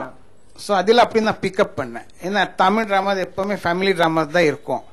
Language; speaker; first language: Tamil; non-native, local second language; Marathi